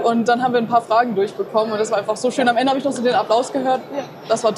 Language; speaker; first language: German; native; German